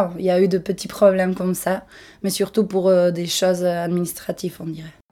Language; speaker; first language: French; non-native, local second language; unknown